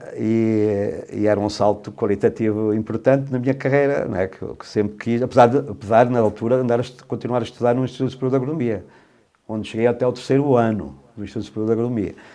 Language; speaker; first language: Portuguese; native; Portuguese